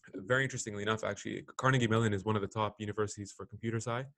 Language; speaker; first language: English; non-native, fluent; Arabic